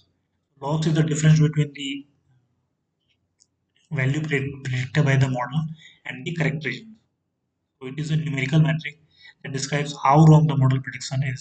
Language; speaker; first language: English; non-native, fluent; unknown